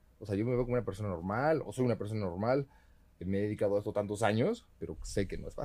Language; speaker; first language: Spanish; native; Spanish